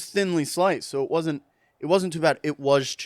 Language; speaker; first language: English; native; English